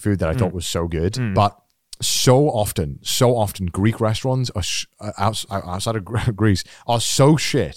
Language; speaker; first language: English; native; English